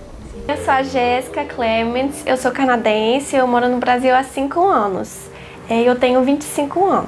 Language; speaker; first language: Portuguese; non-native, fluent; French